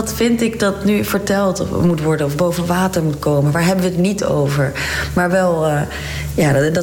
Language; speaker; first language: Dutch; native; Dutch